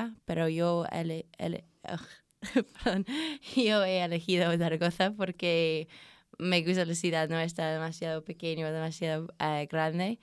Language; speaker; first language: Spanish; non-native, learner; English